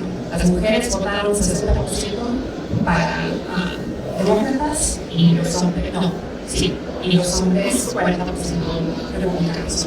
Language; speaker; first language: Spanish; early bilingual, heritage; Spanish